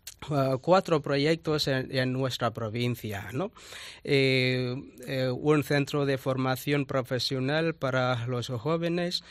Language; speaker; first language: Spanish; non-native, fluent; Tamil